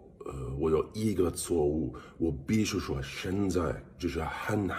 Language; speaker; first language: Chinese; non-native, learner; English